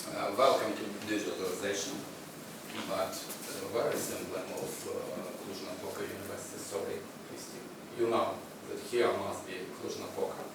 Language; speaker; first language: English; non-native, learner; Ukrainian